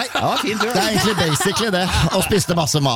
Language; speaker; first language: Norwegian; native; Norwegian